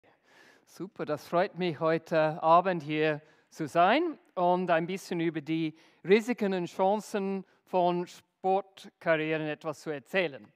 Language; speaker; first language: German; non-native, fluent; English